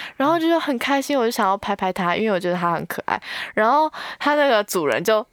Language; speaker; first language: Chinese; native; Chinese